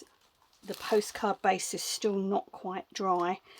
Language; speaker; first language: English; native; English